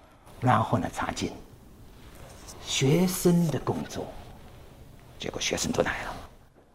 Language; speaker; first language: Chinese; native; Chinese